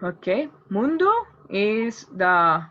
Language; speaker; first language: English; non-native, fluent; Spanish